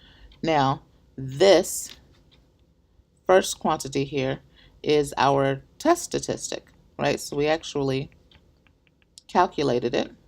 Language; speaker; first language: English; native; English